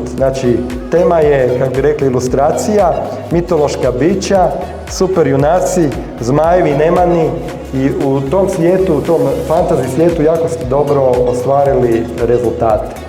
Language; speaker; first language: Croatian; native; Croatian